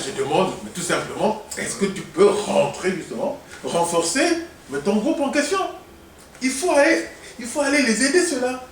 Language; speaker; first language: French; non-native, local second language; Lingala